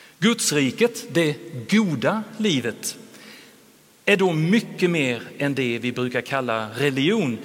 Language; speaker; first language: Swedish; native; Swedish